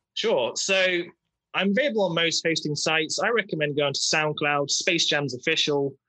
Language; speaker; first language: English; native; English